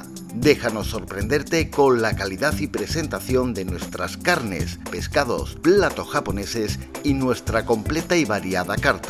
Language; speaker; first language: Spanish; native; Spanish